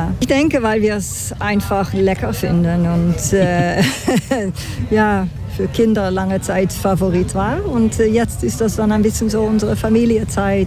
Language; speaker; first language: German; non-native, fluent; Dutch